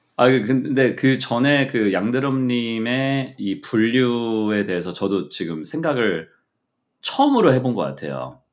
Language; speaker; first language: Korean; native; Korean